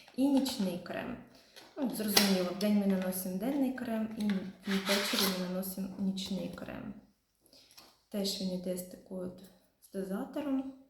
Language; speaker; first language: Ukrainian; non-native, local second language; Russian